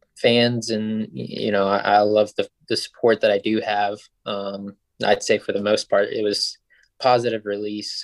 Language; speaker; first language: English; native; English